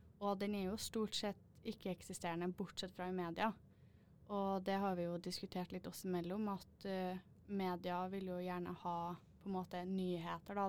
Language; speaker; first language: Norwegian; native; Norwegian